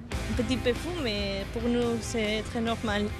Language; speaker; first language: French; non-native, learner; Catalan